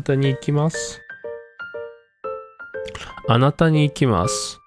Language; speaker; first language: Japanese; non-native, learner; English